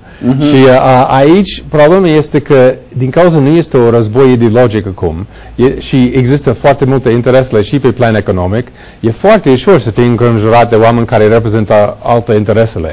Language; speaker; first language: Romanian; non-native, fluent; English